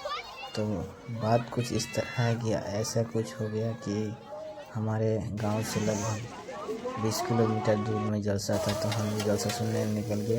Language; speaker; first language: Hindi; non-native, local second language; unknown